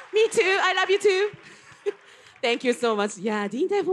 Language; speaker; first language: English; non-native, learner; Japanese